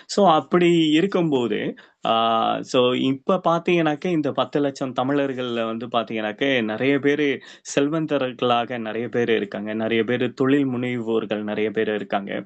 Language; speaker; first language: Tamil; early bilingual, heritage; Tamil